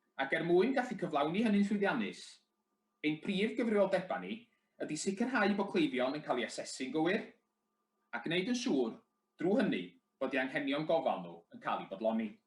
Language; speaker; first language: Welsh; native; Welsh